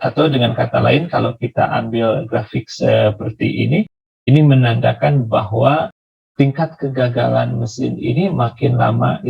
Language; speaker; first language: Indonesian; native; Indonesian